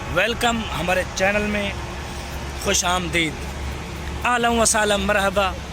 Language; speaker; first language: Urdu; non-native, local second language; Saraiki